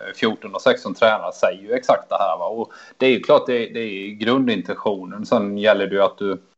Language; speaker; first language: Swedish; native; Swedish